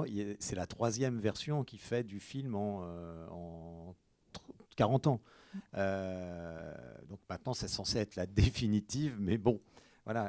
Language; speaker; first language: French; native; French